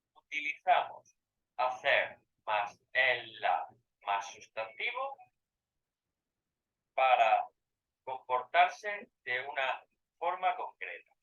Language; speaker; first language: Spanish; non-native, fluent; Ukrainian